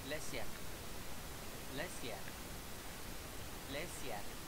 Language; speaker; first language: French; non-native, learner; Spanish